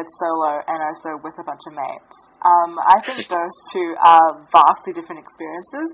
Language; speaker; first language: English; native; English